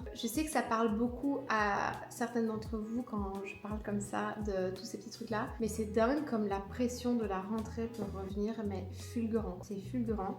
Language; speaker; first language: French; native; French